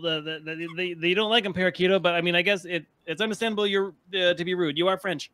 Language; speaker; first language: English; native; English